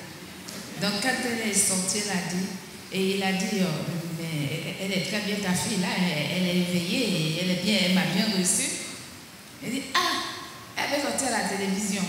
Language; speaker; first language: French; non-native, local second language; Baoulé